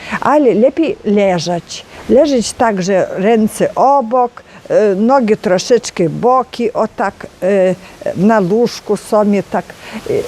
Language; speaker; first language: Polish; non-native, learner; Ukrainian